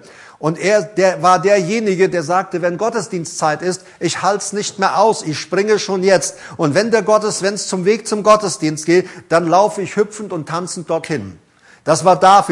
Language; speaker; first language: German; native; German